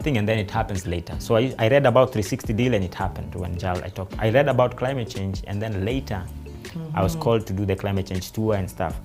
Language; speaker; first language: English; non-native, local second language; Swahili